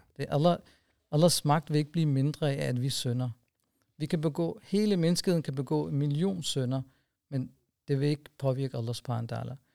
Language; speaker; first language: Danish; early bilingual, other home language; Urdu